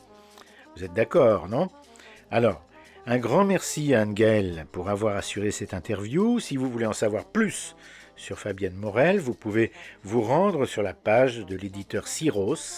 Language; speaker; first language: French; native; French